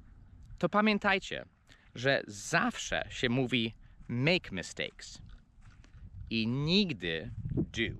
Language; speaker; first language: Polish; non-native, fluent; English